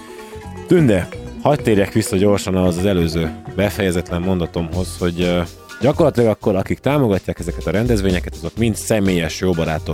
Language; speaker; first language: Hungarian; native; Hungarian